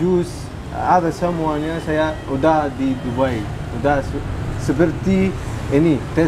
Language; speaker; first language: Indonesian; non-native, learner; Arabic